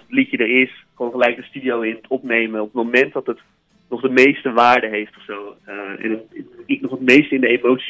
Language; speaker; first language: Dutch; native; Dutch